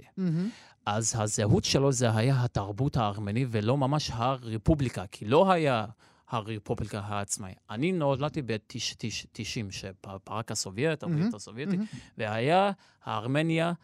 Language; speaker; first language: Hebrew; non-native, local second language; Armenian